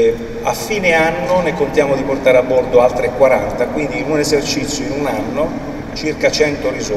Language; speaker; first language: Italian; native; Italian